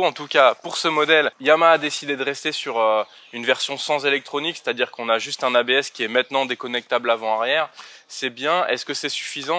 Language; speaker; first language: French; native; French